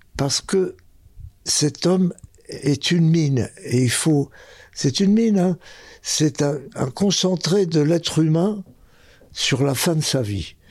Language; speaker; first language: French; early bilingual, other home language; Spanish